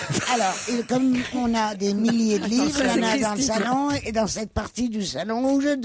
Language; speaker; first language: French; native; French